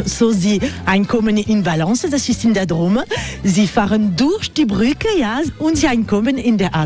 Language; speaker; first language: German; non-native, learner; French